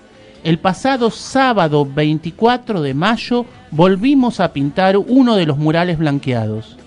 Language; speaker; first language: Spanish; native; Spanish